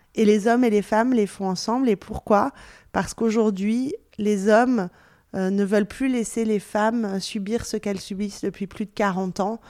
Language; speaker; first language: French; native; French